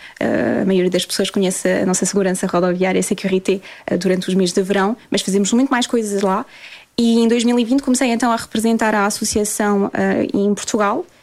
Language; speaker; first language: Portuguese; early bilingual, heritage; Portuguese